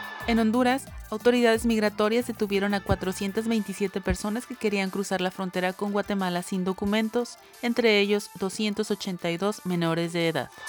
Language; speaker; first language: Spanish; native; Spanish